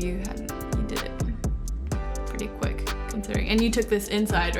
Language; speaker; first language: English; native; English